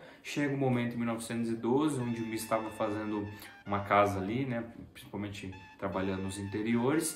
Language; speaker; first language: Portuguese; native; Portuguese